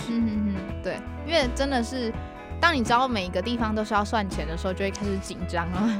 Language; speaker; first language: Chinese; native; Chinese